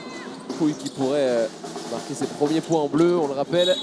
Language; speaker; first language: French; native; French